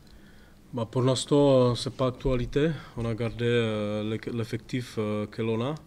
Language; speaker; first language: French; non-native, fluent; Czech